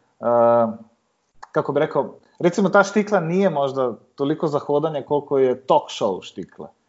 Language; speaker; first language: Serbian; early bilingual, heritage; Serbian